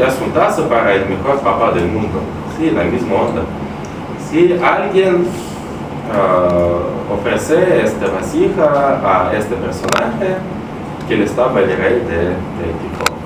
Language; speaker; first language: Spanish; non-native, fluent; Russian